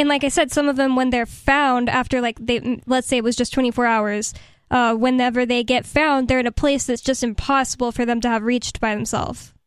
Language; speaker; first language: English; native; English